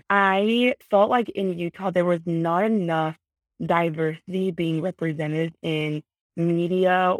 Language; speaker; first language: English; early bilingual, other home language; Vietnamese